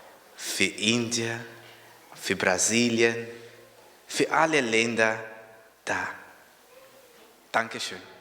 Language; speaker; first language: German; non-native, fluent; Portuguese